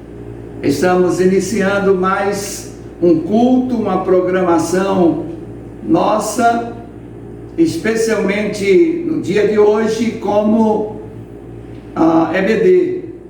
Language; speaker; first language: Portuguese; native; Portuguese